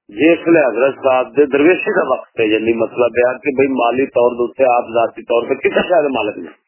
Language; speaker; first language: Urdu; non-native, local second language; Punjabi